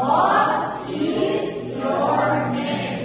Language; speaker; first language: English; non-native, learner; Indonesian